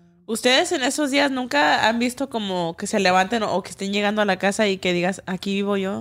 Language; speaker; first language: Spanish; early bilingual, heritage; Spanish